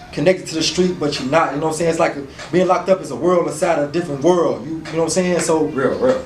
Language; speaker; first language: English; native; English